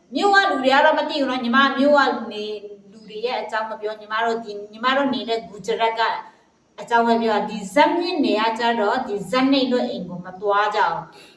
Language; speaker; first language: Burmese; non-native, local second language; Kachin